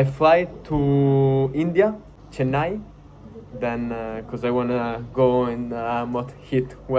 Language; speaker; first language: English; non-native, fluent; Italian